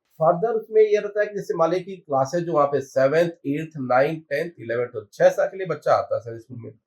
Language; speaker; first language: Hindi; native; Hindi